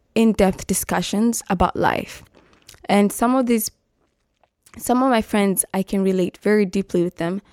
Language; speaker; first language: English; non-native, local second language; Meru